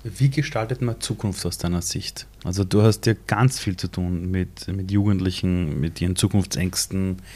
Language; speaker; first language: German; early bilingual, other home language; Persian